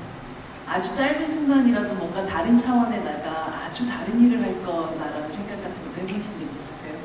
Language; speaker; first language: Korean; native; Korean